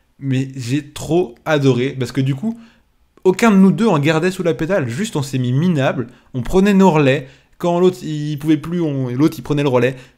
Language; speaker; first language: French; native; French